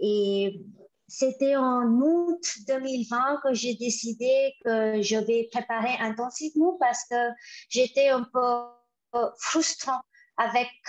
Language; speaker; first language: French; non-native, fluent; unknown